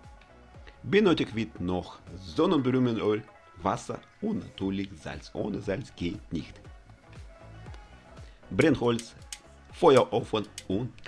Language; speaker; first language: German; non-native, learner; Russian